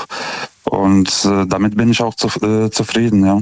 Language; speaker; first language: German; non-native, fluent; Lithuanian